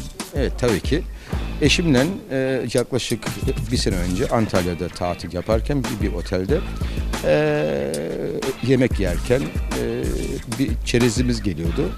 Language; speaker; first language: Turkish; early bilingual, heritage; Turkish